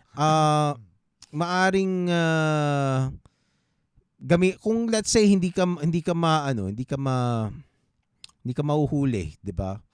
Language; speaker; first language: Filipino; native; Filipino